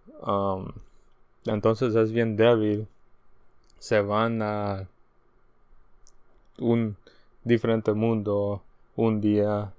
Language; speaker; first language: Spanish; early bilingual, heritage; Spanish